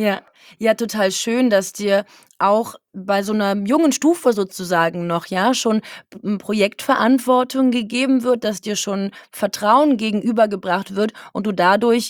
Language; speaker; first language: German; native; German